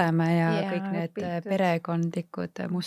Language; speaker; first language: Estonian; native; Estonian